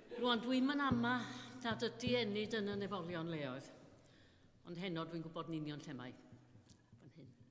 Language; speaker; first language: Welsh; native; Welsh